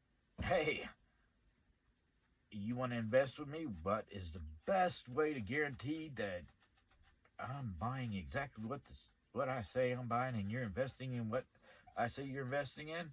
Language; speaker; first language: English; native; English